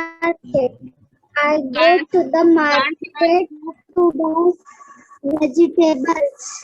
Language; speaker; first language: English; non-native, learner; Hindi